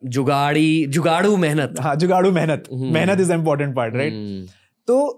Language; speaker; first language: Hindi; native; Hindi